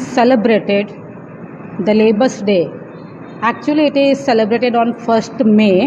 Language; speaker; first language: English; non-native, local second language; Gujarati